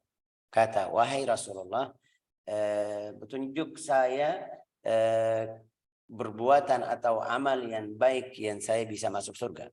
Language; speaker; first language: Indonesian; non-native, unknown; Arabic